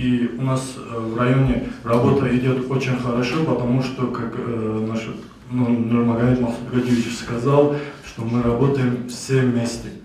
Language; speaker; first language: Russian; non-native, local second language; Avaric